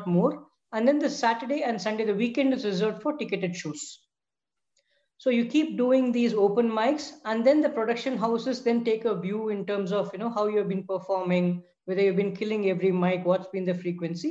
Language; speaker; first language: English; non-native, local second language; Tamil